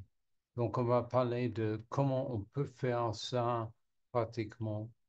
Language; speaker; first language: French; non-native, learner; English